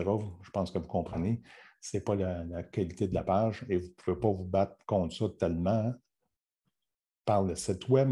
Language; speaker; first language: French; native; French